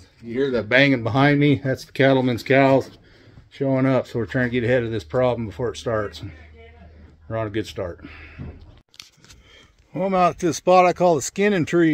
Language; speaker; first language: English; native; English